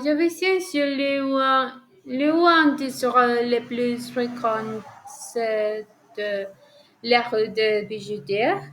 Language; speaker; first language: French; non-native, learner; Spanish